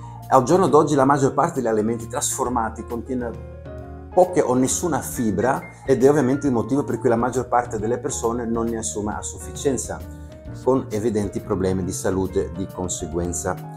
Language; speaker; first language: Italian; non-native, fluent; Dutch